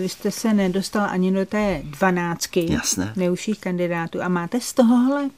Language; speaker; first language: Czech; native; Czech